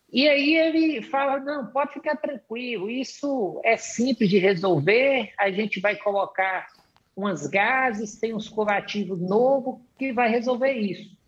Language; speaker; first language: Portuguese; native; Portuguese